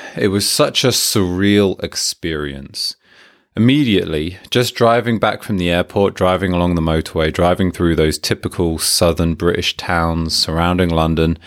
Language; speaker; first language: English; native; English